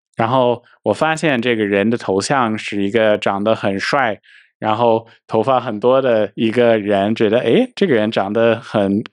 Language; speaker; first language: Chinese; non-native, fluent; English